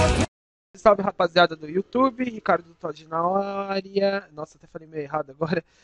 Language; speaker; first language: Portuguese; native; Portuguese